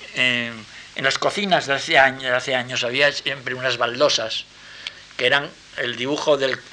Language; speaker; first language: Spanish; native; Spanish